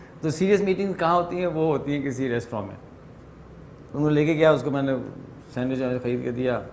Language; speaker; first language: Urdu; native; Urdu